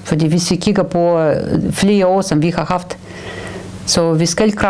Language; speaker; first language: Danish; non-native, fluent; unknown